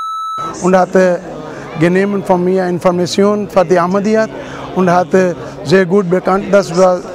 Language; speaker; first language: German; non-native, learner; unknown